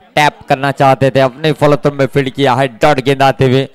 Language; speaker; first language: Hindi; non-native, local second language; Marathi